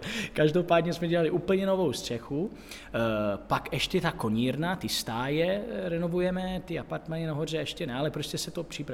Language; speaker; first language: Czech; non-native, fluent; Italian